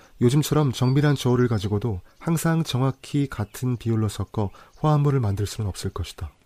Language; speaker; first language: Korean; native; Korean